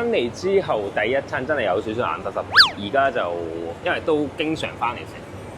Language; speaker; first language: Cantonese; non-native, fluent; Japanese